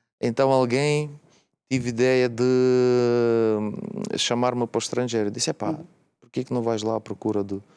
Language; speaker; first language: Portuguese; non-native, fluent; Russian